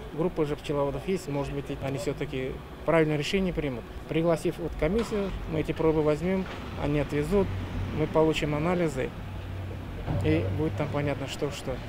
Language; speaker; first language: Russian; native; Russian